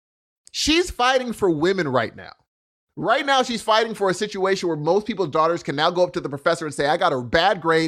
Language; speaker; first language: English; native; English